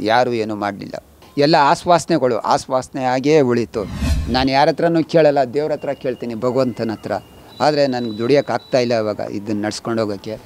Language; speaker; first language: Kannada; non-native, local second language; Urdu